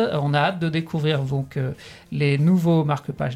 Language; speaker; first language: French; native; French